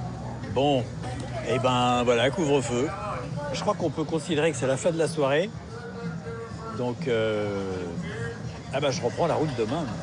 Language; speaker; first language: French; native; French